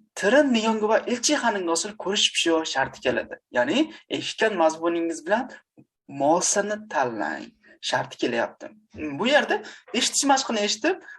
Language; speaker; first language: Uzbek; native; Uzbek